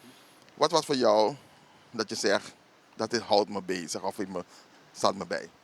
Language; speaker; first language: Dutch; native; Dutch